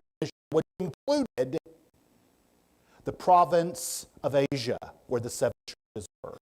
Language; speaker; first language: English; native; English